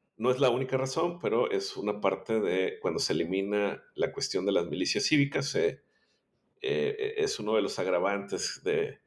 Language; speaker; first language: Spanish; native; Spanish